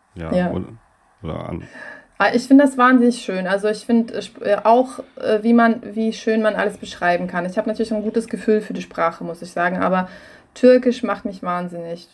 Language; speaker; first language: German; non-native, fluent; Russian